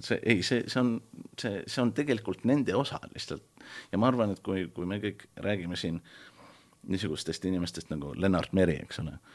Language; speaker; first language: Estonian; early bilingual, heritage; Estonian